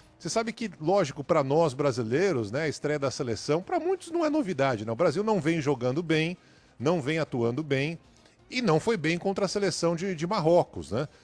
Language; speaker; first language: Portuguese; native; Portuguese